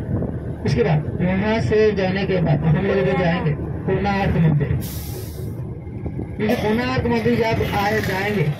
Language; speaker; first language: Hindi; non-native, local second language; Odia